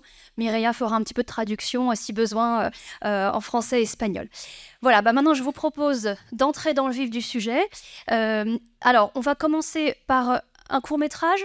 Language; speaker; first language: French; native; French